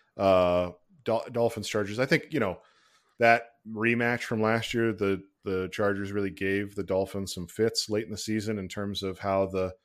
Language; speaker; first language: English; native; English